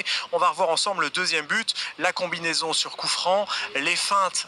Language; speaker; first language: French; native; French